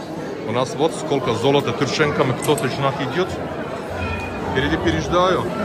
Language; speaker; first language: Russian; non-native, learner; Turkish